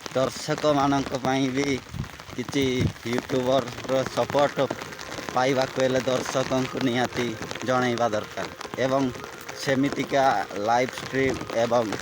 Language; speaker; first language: Odia; non-native, local second language; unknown